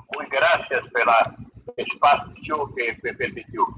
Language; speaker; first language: Spanish; non-native, learner; Portuguese